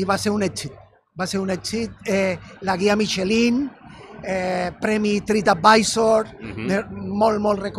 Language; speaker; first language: Catalan; non-native, fluent; Spanish